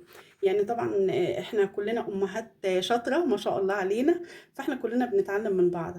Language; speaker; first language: Arabic; native; Arabic